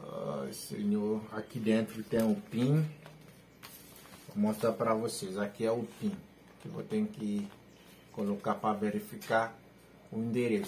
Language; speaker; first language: Portuguese; non-native, learner; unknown